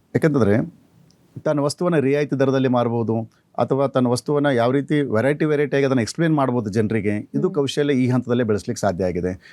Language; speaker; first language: Kannada; native; Kannada